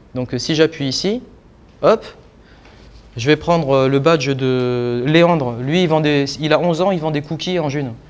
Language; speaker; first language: French; native; French